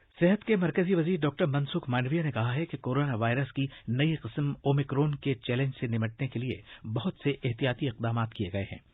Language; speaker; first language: Urdu; native; Urdu